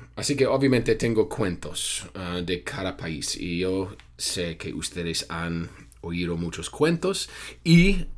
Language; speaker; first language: Spanish; non-native, fluent; English